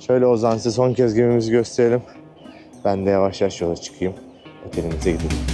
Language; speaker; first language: Turkish; native; Turkish